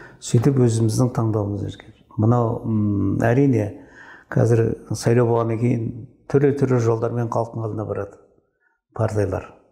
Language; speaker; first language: Kazakh; native; Kazakh